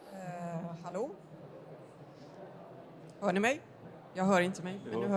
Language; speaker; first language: Swedish; native; Swedish